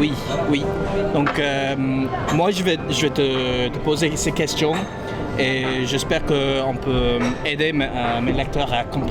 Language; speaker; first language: French; non-native, fluent; English